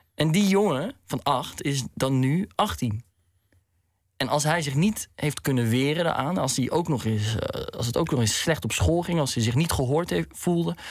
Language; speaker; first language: Dutch; native; Dutch